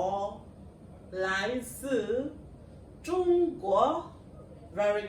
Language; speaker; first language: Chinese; non-native, fluent; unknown